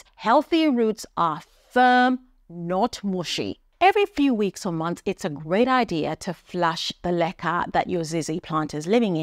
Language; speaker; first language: English; native; English